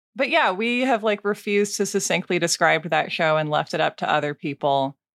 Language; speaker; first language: English; native; English